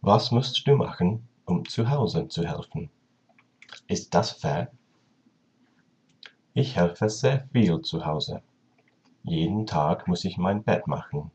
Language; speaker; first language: German; non-native, learner; English